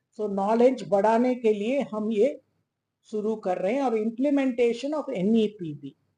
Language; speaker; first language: Hindi; non-native, local second language; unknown